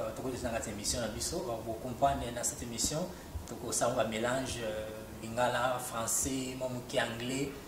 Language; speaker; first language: French; non-native, local second language; Lingala